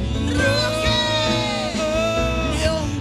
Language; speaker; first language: Spanish; native; Spanish